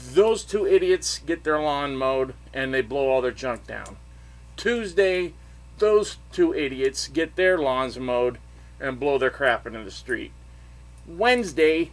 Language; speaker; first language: English; native; English